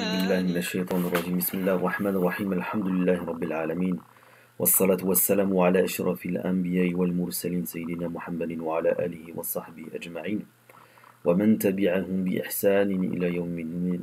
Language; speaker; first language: Arabic; non-native, fluent; French